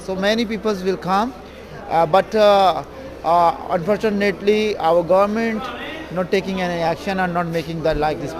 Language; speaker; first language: English; non-native, local second language; Urdu